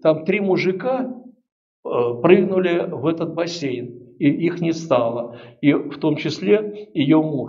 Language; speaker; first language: Russian; native; Russian